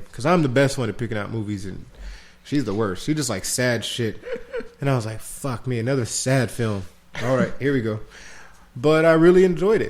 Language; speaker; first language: English; native; English